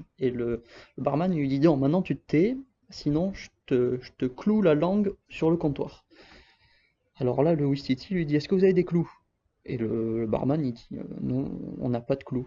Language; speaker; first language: French; native; French